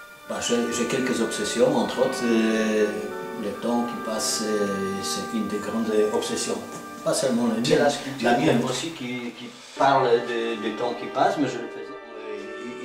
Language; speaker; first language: French; non-native, fluent; Polish